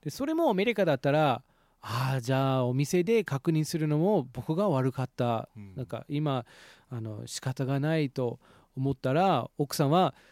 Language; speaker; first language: Japanese; non-native, fluent; English